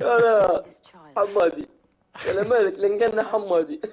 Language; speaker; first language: Arabic; native; Arabic